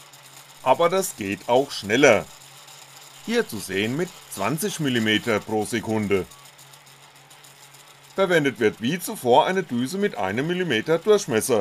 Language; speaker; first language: German; native; German